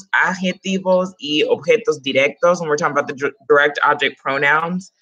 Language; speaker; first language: English; early bilingual, other home language; Spanish